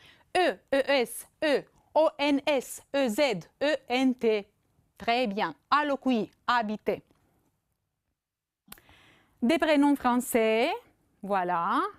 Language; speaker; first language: French; non-native, fluent; Romanian